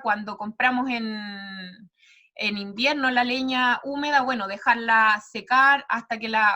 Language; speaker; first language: Spanish; native; Spanish